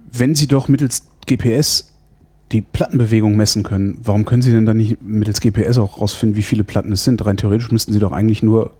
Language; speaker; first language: German; native; German